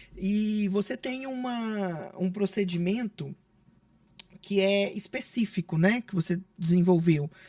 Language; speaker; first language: Portuguese; native; Portuguese